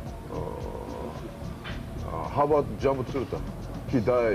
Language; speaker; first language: English; non-native, learner; Japanese